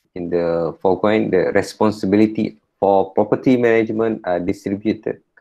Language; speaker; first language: English; non-native, local second language; Malay